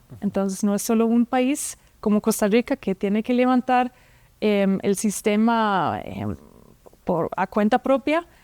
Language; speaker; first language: Spanish; non-native, fluent; German